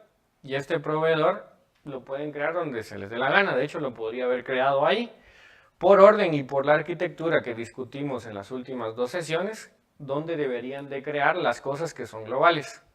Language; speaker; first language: Spanish; native; Spanish